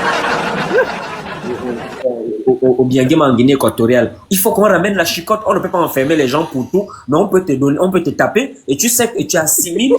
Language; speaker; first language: French; non-native, local second language; Fang